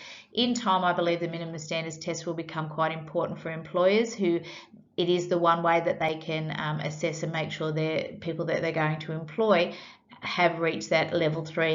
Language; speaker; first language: English; native; English